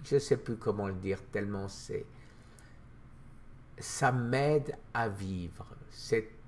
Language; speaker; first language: French; native; French